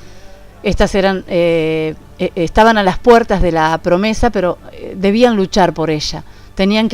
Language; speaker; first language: Spanish; native; Spanish